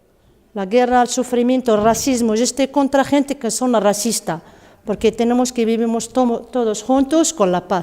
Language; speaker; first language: Spanish; non-native, learner; Arabic